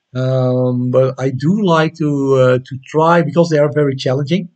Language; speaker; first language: English; non-native, fluent; Dutch